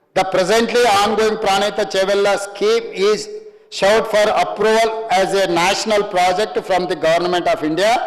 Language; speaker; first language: English; non-native, local second language; Telugu